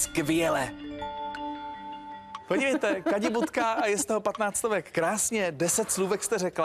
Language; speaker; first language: Czech; native; Czech